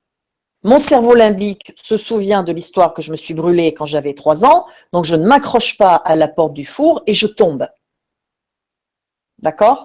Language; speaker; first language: French; native; French